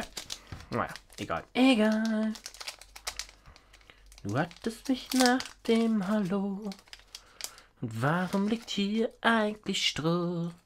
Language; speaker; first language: German; native; German